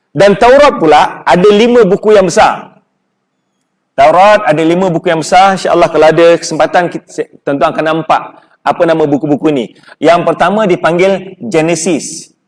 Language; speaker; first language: Malay; native; Malay